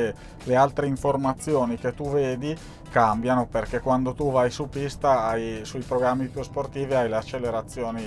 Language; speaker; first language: Italian; native; Italian